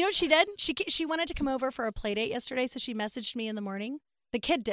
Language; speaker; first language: English; native; English